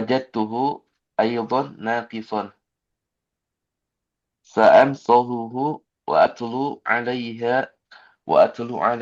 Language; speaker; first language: Arabic; non-native, learner; Indonesian